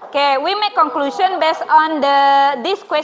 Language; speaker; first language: English; non-native, fluent; Indonesian